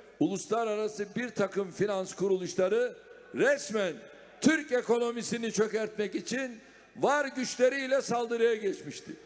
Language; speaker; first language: Turkish; native; Turkish